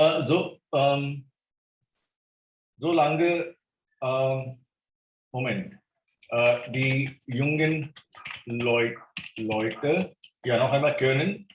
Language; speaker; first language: German; non-native, fluent; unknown